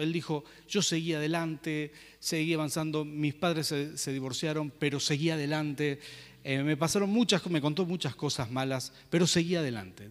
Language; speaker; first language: Spanish; native; Spanish